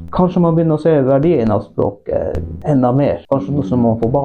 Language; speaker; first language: Norwegian; non-native, local second language; Northern Sami